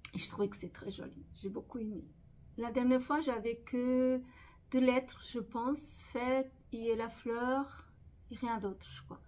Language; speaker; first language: French; non-native, fluent; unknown